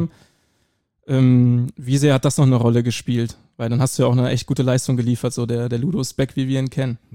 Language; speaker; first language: German; native; German